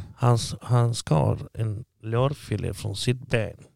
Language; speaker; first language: Swedish; early bilingual, other home language; Arabic